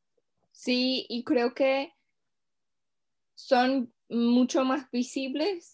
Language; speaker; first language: Spanish; non-native, fluent; English